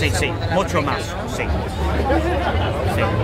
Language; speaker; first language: Spanish; non-native, fluent; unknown